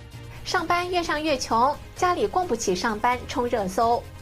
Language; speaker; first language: Chinese; native; Chinese